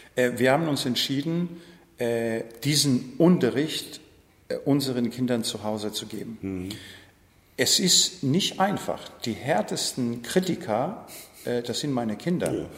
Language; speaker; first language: German; non-native, fluent; Greek